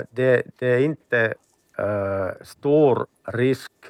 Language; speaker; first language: Swedish; non-native, learner; Finnish